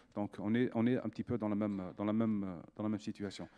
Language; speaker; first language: French; non-native, local second language; Arabic